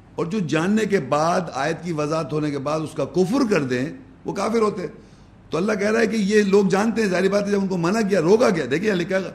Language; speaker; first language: Urdu; native; Urdu